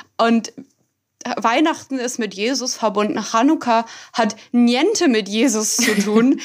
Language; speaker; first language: German; native; German